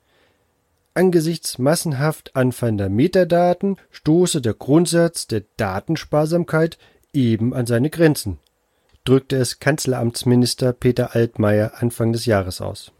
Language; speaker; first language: German; native; German